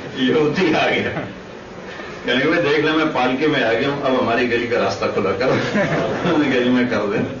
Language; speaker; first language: Urdu; non-native, local second language; Punjabi